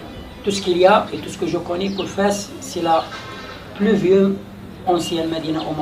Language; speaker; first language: French; non-native, local second language; Arabic